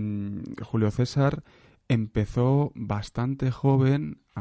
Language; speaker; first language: Spanish; native; Spanish